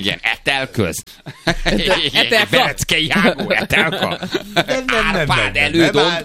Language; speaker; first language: Hungarian; native; Hungarian